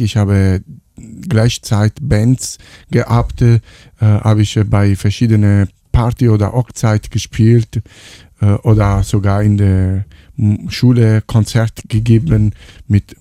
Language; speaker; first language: German; non-native, fluent; Italian